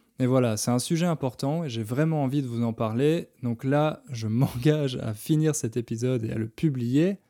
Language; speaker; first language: French; native; French